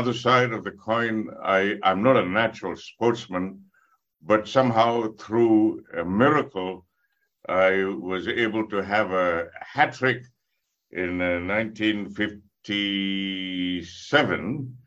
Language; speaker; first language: English; non-native, local second language; Tamil